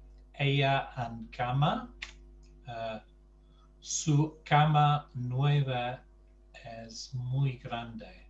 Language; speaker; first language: Spanish; non-native, fluent; English